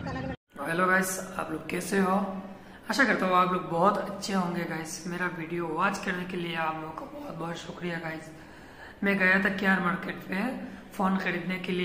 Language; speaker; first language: Hindi; non-native, local second language; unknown